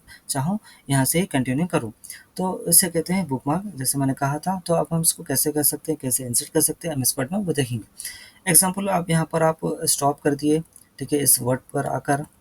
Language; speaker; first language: Hindi; native; Hindi